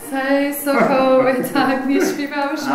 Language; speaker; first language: Polish; early bilingual, heritage; English